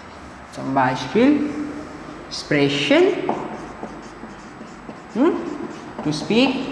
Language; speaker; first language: German; non-native, fluent; Marathi